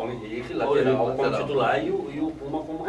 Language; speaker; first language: Portuguese; native; Portuguese